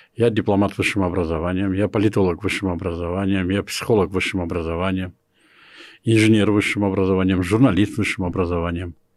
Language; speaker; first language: Russian; non-native, local second language; Kyrgyz